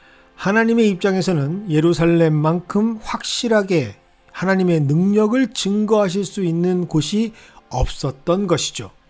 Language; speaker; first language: Korean; native; Korean